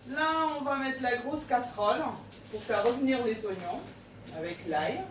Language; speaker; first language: French; non-native, fluent; Portuguese